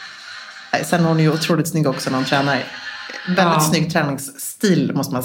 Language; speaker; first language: Swedish; native; Swedish